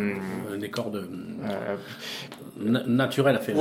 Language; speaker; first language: French; native; French